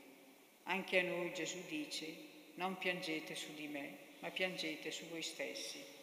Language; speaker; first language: Italian; native; Italian